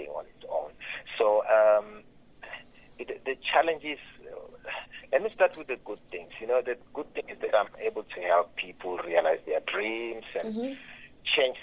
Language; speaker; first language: English; non-native, local second language; Tsonga